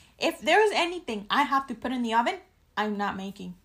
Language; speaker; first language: English; early bilingual, other home language; Spanish